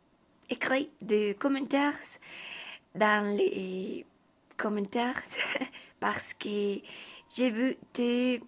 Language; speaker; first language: French; non-native, learner; Spanish